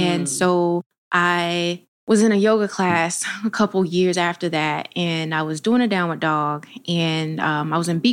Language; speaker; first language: English; native; English